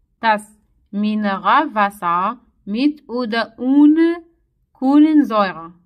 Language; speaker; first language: German; non-native, learner; Arabic